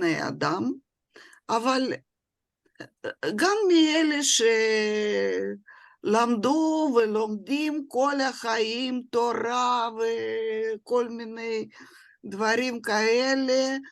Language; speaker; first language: Hebrew; non-native, fluent; Russian